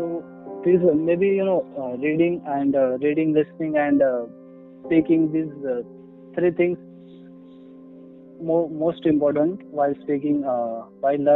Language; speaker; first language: English; non-native, local second language; Marathi